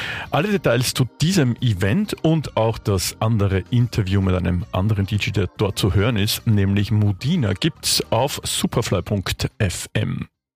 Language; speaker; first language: German; native; German